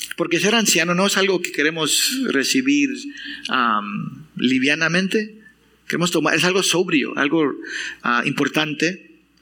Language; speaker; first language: Spanish; non-native, fluent; English